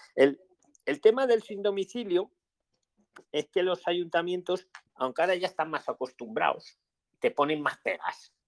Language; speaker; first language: Spanish; native; Spanish